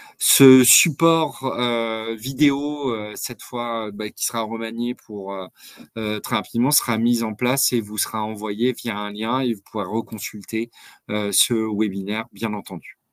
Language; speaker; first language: French; native; French